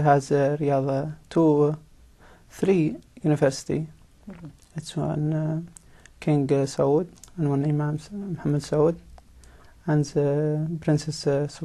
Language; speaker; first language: English; non-native, learner; Arabic